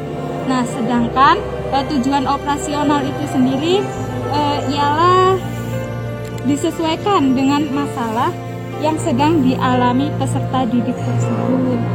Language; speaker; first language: Indonesian; native; Indonesian